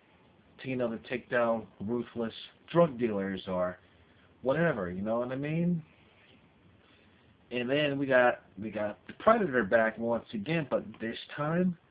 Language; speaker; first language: English; native; English